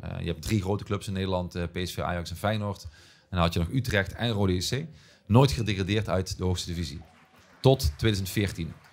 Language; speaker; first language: Dutch; native; Dutch